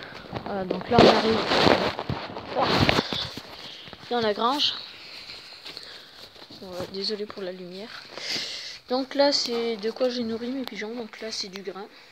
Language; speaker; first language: French; native; French